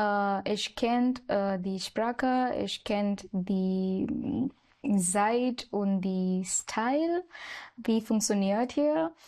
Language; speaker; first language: German; non-native, learner; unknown